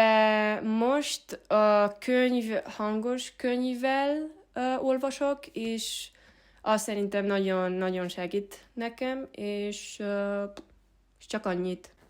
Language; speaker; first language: Hungarian; non-native, learner; Spanish